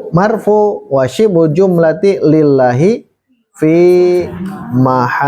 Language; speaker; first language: Arabic; non-native, fluent; Indonesian